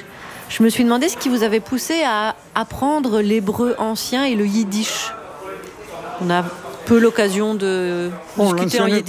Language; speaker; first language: French; native; French